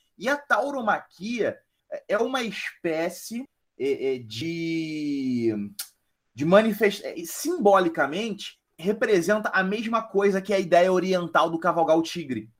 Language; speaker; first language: Portuguese; native; Portuguese